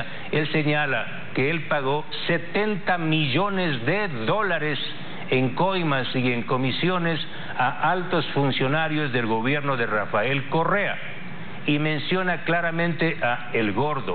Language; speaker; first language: Spanish; native; Spanish